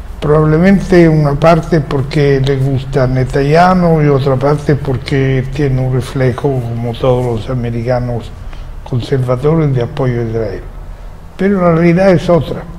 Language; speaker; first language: Spanish; non-native, fluent; Italian